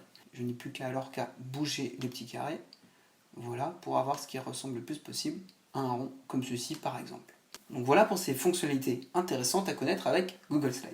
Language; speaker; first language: French; native; French